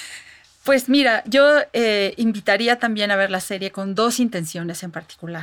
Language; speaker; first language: Spanish; native; Spanish